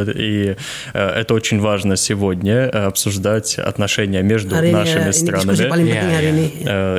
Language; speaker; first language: Russian; non-native, fluent; Indonesian